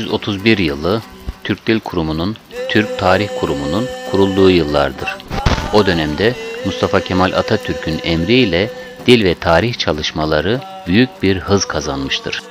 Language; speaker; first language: Turkish; native; Turkish